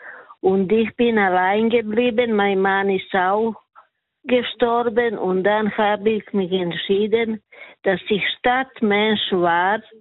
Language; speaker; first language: German; non-native, fluent; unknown